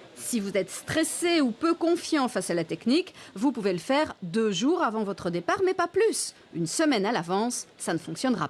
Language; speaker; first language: French; native; French